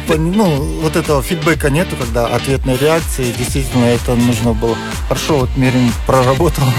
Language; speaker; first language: Russian; non-native, local second language; Kyrgyz